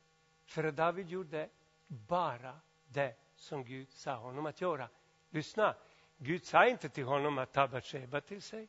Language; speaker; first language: Swedish; non-native, fluent; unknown